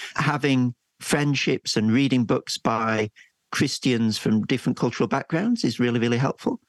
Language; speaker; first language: English; native; English